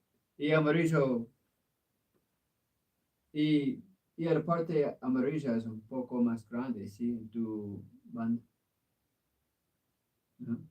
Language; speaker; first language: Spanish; non-native, learner; English